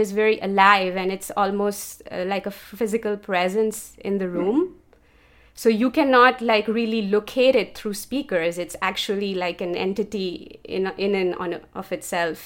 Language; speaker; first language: English; non-native, local second language; Urdu